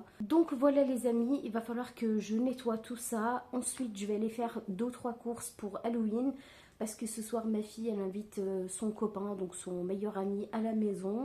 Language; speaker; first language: French; native; French